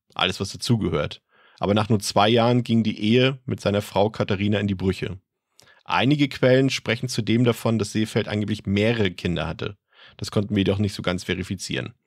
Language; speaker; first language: German; native; German